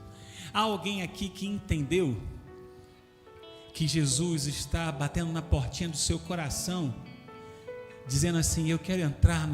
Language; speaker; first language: Portuguese; native; Portuguese